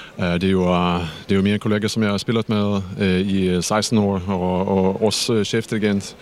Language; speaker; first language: Danish; non-native, fluent; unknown